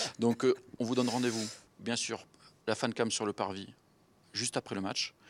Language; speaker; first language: French; native; French